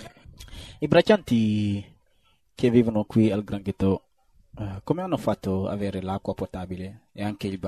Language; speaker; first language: Italian; non-native, fluent; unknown